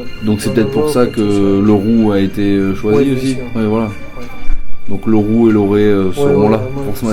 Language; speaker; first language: French; native; French